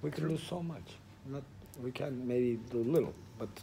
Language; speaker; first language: English; non-native, fluent; Turkish